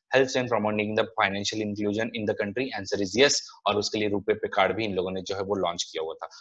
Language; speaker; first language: Hindi; non-native, local second language; Marathi